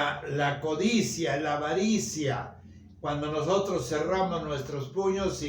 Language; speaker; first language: Spanish; native; Spanish